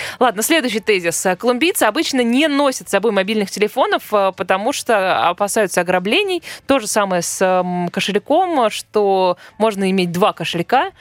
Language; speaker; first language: Russian; native; Russian